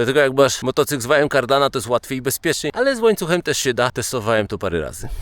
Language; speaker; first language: Polish; native; Polish